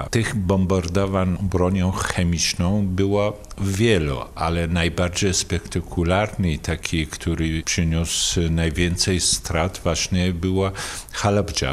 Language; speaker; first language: Polish; non-native, fluent; Kurdish